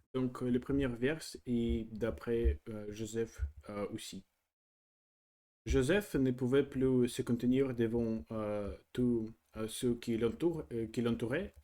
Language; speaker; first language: French; non-native, learner; Russian